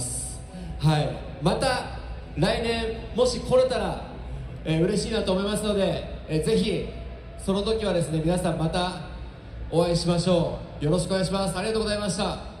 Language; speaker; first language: Japanese; native; Japanese